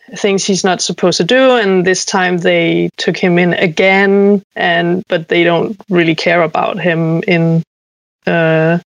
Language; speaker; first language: English; non-native, fluent; Danish